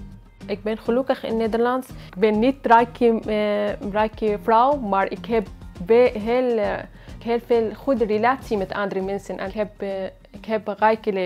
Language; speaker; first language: Dutch; non-native, learner; Arabic